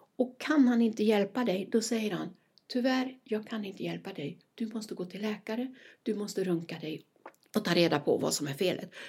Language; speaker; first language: Swedish; native; Swedish